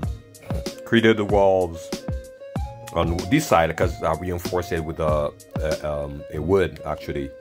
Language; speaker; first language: English; non-native, fluent; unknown